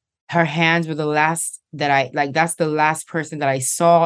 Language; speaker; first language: English; non-native, local second language; Igbo